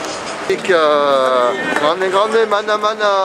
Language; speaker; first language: French; native; French